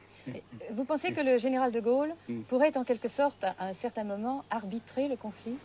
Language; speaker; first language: French; native; French